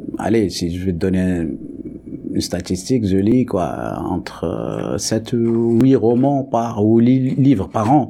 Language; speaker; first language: French; non-native, local second language; Arabic